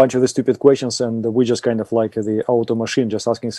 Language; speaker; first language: English; non-native, fluent; German